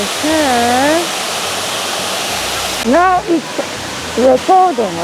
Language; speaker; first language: English; non-native, fluent; Japanese